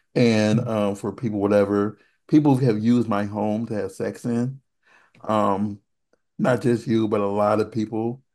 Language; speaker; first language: English; native; English